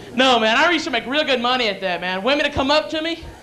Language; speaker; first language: English; native; English